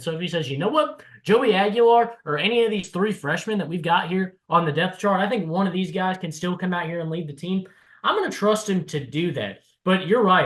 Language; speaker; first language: English; native; English